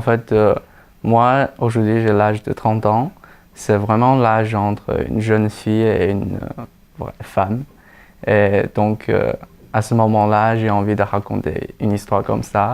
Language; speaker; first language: French; non-native, fluent; Chinese